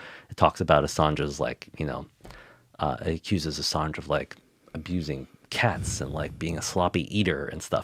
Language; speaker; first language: English; native; English